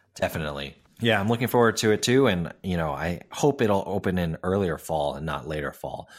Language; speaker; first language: English; non-native, local second language; Cantonese